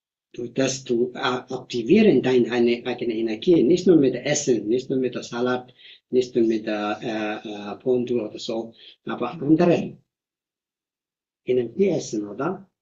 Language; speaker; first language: German; non-native, fluent; Tibetan